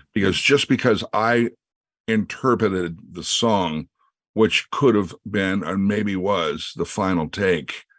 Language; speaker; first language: English; native; English